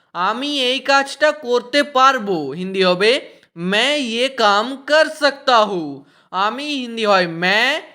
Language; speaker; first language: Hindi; non-native, fluent; Bangla